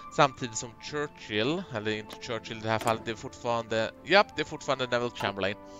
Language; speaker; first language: Swedish; native; Swedish